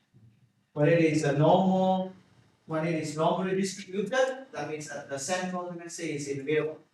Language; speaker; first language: English; non-native, fluent; Vietnamese